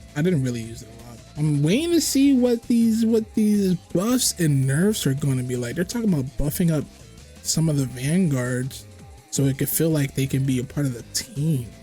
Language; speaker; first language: English; native; English